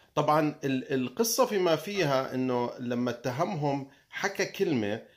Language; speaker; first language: Arabic; native; Arabic